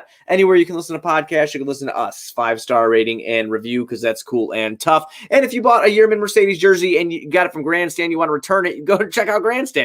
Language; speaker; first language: English; native; English